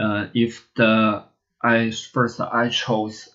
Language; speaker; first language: English; non-native, learner; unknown